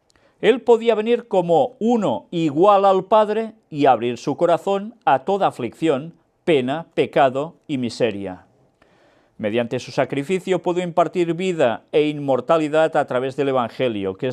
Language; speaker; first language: Spanish; native; Spanish